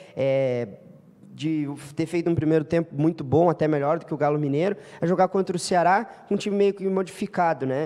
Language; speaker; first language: Portuguese; native; Portuguese